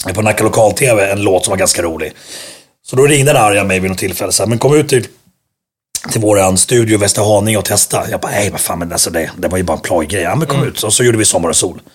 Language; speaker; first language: Swedish; early bilingual, other home language; Finnish